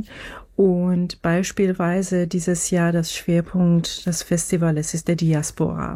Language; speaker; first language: German; non-native, fluent; Persian